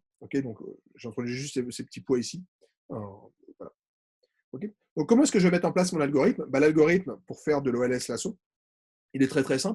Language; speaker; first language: French; native; French